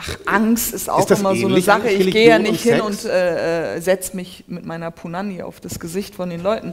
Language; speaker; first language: German; early bilingual, other home language; Turkish